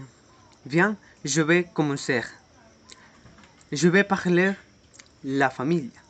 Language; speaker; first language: French; non-native, learner; Spanish